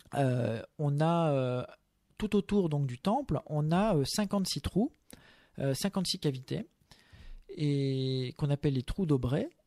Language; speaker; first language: French; native; French